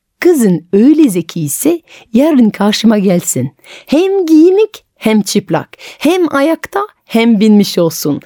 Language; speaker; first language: Turkish; non-native, fluent; French